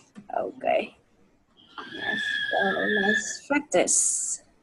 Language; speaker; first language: English; non-native, fluent; Vietnamese